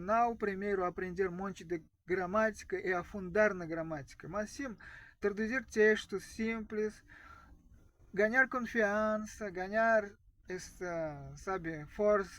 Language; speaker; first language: Portuguese; non-native, fluent; Russian